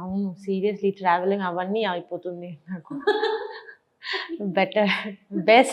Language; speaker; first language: Telugu; non-native, learner; Bangla